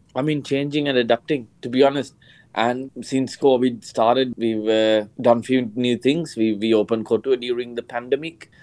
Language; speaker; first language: English; non-native, local second language; Sinhala